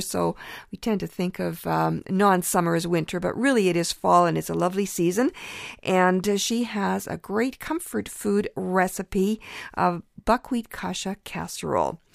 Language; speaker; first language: English; early bilingual, other home language; Ukrainian